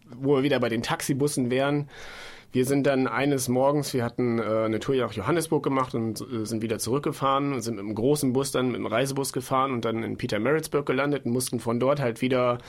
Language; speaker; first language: German; native; German